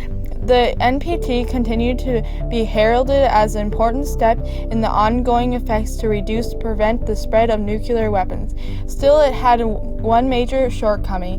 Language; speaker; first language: English; native; English